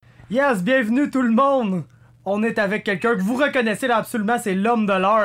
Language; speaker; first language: French; native; French